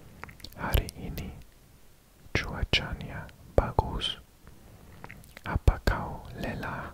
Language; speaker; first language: Indonesian; non-native, learner; English